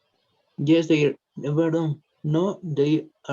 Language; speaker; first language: English; non-native, learner; Spanish